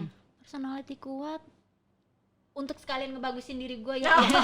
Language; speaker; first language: Indonesian; native; Indonesian